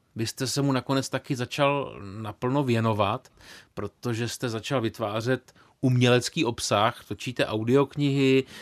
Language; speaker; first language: Czech; native; Czech